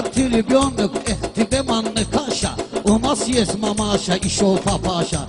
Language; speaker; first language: Russian; non-native, learner; Talysh